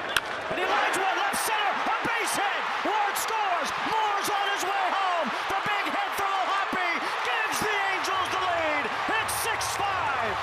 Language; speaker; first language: English; native; English